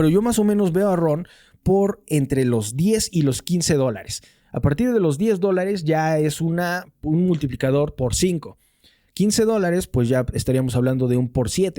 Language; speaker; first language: Spanish; native; Spanish